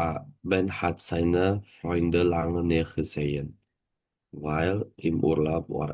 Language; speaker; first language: German; non-native, learner; Indonesian